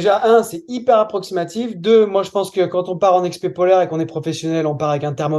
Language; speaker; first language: French; native; French